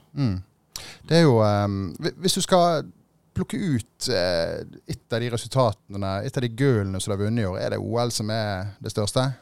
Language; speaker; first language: Norwegian; native; Norwegian